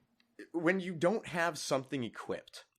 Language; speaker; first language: English; native; English